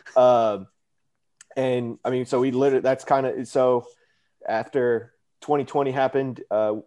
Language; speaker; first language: English; native; English